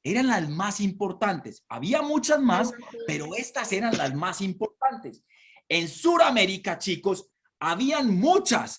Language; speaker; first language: Spanish; native; Spanish